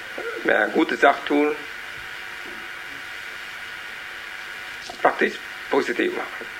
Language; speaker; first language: German; non-native, learner; Vietnamese